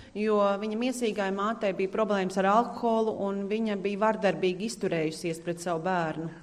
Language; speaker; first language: Latvian; native; Latvian